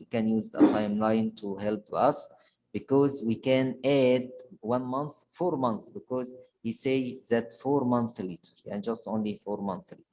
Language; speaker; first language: English; non-native, fluent; Arabic